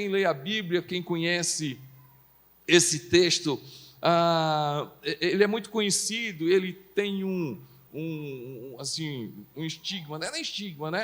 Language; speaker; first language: Portuguese; native; Portuguese